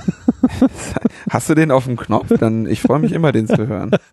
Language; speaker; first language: German; native; German